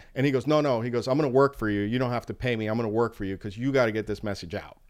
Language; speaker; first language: English; early bilingual, other home language; Spanish